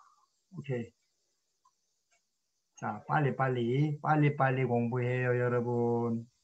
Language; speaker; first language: Korean; non-native, fluent; Spanish